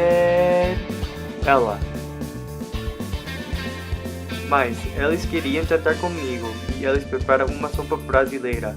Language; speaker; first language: Portuguese; non-native, learner; English